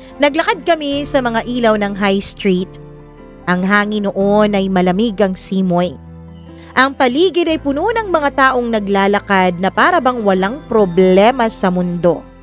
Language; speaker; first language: Filipino; non-native, local second language; Cebuano